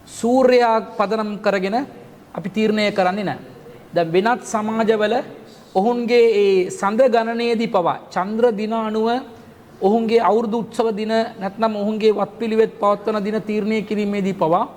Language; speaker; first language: Sinhala; non-native, local second language; Tamil